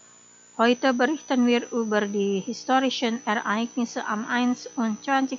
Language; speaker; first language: German; non-native, fluent; Indonesian